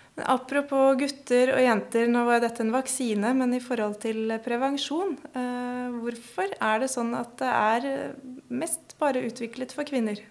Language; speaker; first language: Norwegian; native; Norwegian